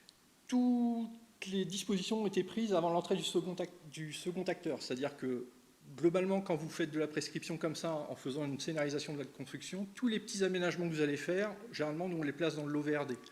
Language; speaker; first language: French; native; French